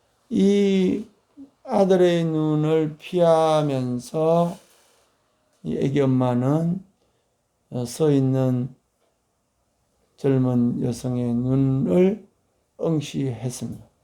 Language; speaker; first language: Korean; native; Korean